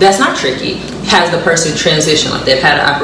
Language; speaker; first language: English; native; English